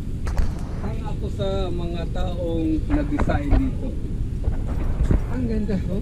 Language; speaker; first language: Filipino; non-native, local second language; Cebuano